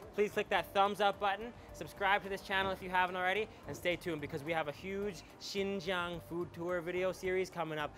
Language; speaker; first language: English; native; English